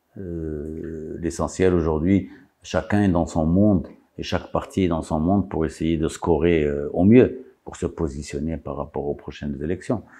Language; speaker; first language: French; non-native, local second language; Arabic